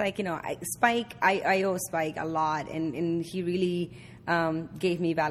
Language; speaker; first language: English; early bilingual, other home language; Spanish